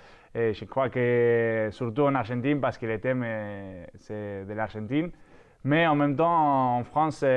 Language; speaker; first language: French; non-native, fluent; Spanish